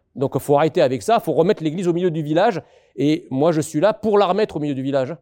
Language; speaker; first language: French; early bilingual, other home language; Arabic